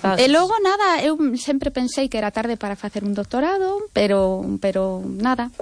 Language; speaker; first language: Galician; non-native, local second language; Spanish